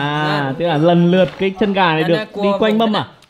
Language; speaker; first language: Vietnamese; native; Vietnamese